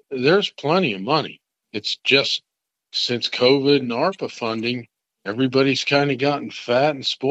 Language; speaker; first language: English; native; English